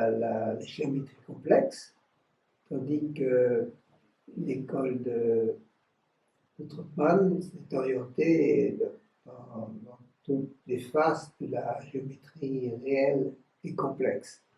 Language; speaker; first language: French; non-native, fluent; Vietnamese